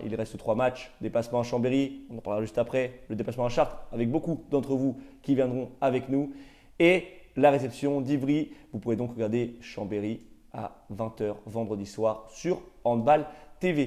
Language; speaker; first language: French; native; French